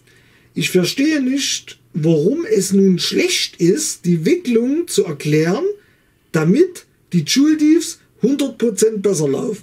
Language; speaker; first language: German; native; German